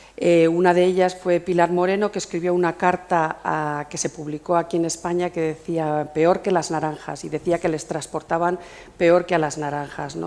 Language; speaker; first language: Spanish; native; Spanish